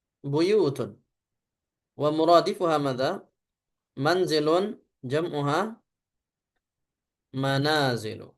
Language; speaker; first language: Arabic; non-native, fluent; Indonesian